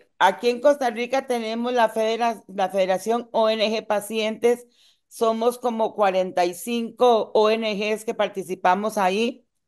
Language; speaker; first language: Spanish; native; Spanish